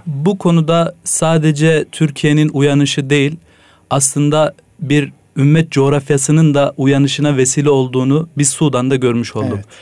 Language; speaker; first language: Turkish; native; Turkish